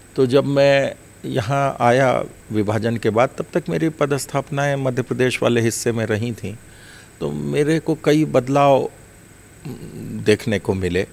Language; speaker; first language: Hindi; native; Hindi